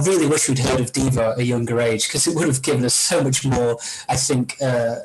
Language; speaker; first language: English; native; English